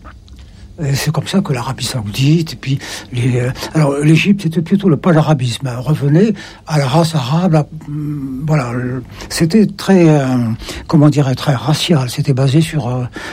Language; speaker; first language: French; non-native, local second language; Arabic